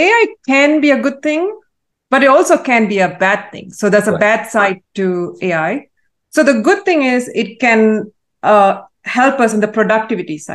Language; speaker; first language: English; non-native, local second language; Tamil